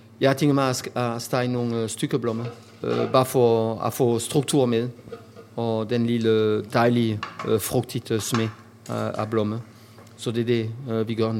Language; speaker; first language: Danish; non-native, fluent; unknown